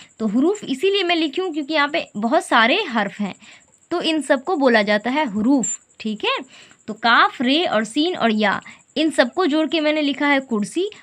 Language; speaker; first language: Hindi; native; Hindi